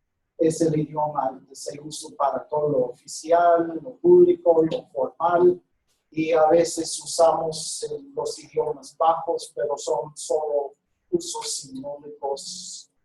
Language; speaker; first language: Spanish; non-native, fluent; English